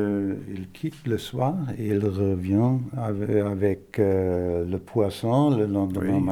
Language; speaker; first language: French; non-native, fluent; German